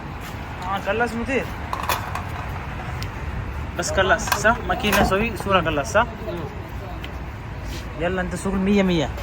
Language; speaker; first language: Arabic; non-native, learner; Tamil